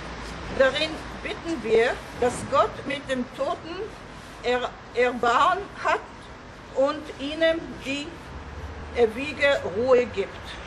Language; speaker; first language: German; non-native, fluent; Hebrew